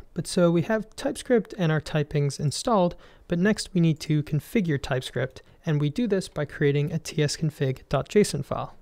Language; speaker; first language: English; native; English